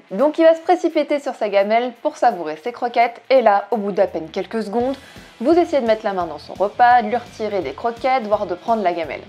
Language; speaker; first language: French; native; French